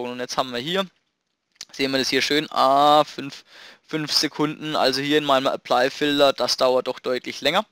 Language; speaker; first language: German; native; German